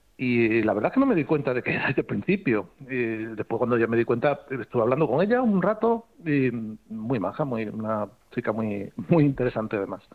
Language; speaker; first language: Spanish; native; Spanish